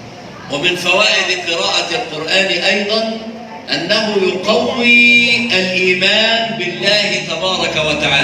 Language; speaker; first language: Arabic; native; Arabic